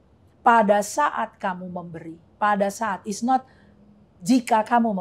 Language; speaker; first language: Indonesian; native; Indonesian